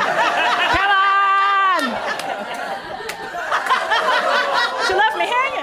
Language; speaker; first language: English; non-native, fluent; Russian